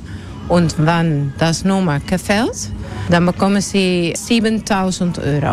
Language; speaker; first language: German; non-native, learner; Dutch